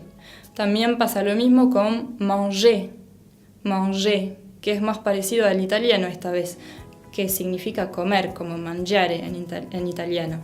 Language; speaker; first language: Spanish; non-native, fluent; French